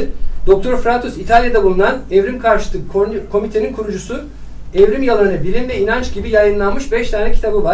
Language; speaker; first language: Turkish; native; Turkish